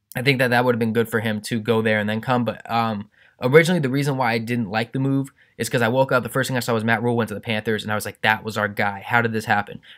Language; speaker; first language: English; native; English